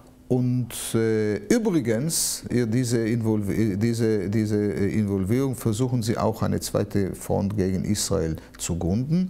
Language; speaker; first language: German; non-native, fluent; Hebrew